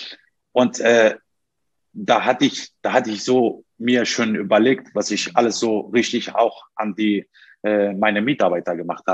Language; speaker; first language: German; non-native, learner; Turkish